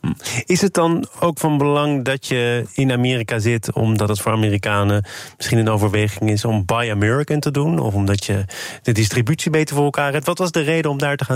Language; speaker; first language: Dutch; native; Dutch